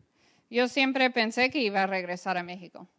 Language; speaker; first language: Spanish; early bilingual, heritage; English